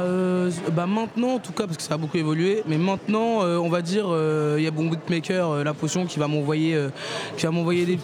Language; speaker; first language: French; native; French